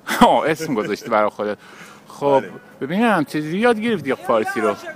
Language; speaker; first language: Persian; native; Persian